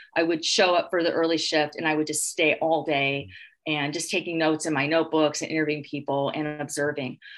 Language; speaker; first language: English; native; English